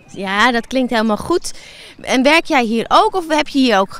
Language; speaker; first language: Dutch; native; Dutch